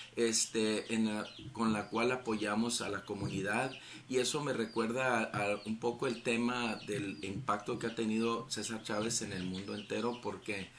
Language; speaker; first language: Spanish; native; Spanish